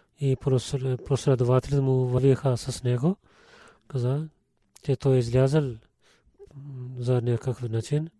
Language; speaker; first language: Bulgarian; non-native, learner; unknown